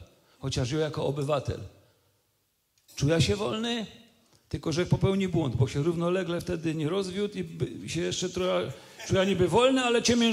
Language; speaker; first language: Polish; native; Polish